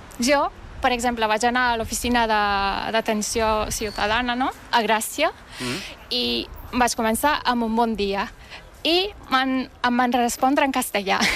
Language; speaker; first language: Catalan; non-native, fluent; Turkish